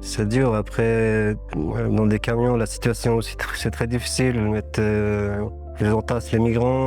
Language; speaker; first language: French; non-native, fluent; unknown